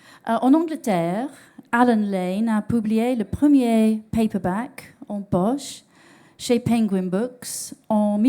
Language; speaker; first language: French; non-native, learner; English